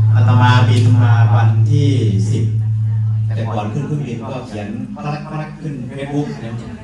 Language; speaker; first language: Thai; native; Thai